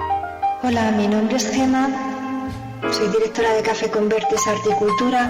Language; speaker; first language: Spanish; native; Spanish